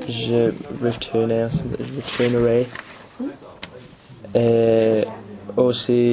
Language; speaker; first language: French; non-native, learner; English